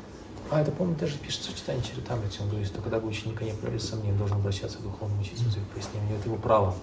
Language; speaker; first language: Russian; native; Russian